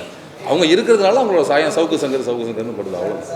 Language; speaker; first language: Tamil; native; Tamil